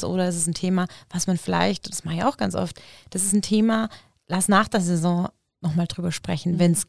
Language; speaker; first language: German; native; German